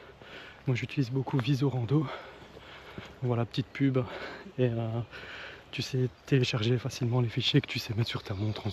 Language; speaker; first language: French; native; French